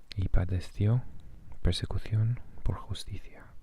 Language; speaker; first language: Spanish; non-native, fluent; English